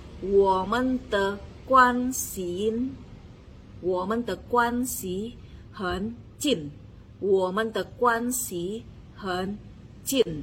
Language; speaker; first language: Chinese; non-native, learner; Indonesian